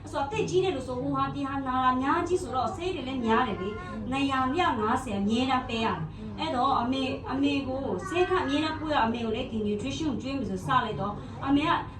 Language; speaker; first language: Burmese; non-native, local second language; Kachin